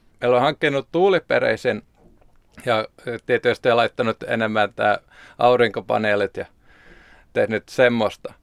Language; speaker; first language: Finnish; non-native, local second language; Swedish